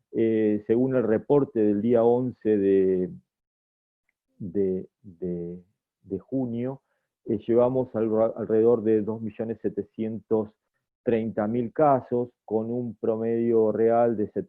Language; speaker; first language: Spanish; native; Spanish